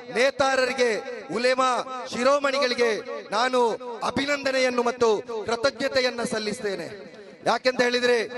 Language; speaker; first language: Kannada; non-native, local second language; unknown